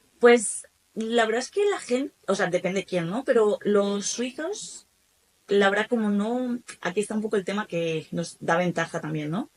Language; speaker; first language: Spanish; native; Spanish